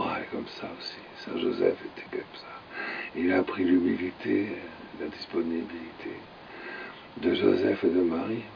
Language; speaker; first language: French; native; French